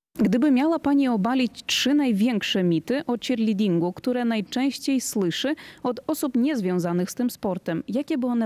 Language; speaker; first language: Polish; native; Polish